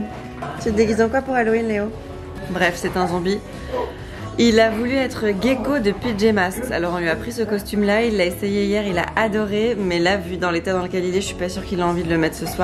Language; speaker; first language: French; native; French